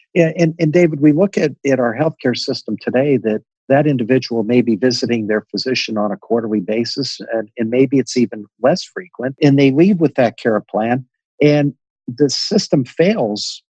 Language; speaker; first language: English; native; English